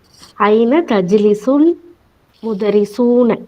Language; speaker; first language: Arabic; non-native, learner; Tamil